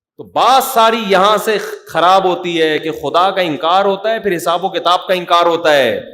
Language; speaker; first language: Urdu; native; Urdu